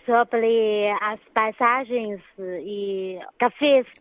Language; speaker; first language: Portuguese; non-native, fluent; Chinese